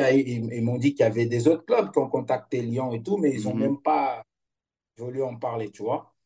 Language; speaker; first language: French; non-native, fluent; Portuguese